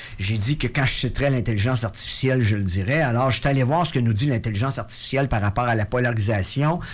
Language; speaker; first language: French; native; French